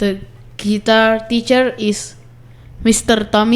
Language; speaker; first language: English; non-native, learner; Indonesian